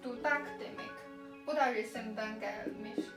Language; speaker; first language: Turkish; non-native, learner; Chinese